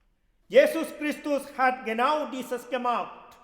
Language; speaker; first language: German; non-native, fluent; Malayalam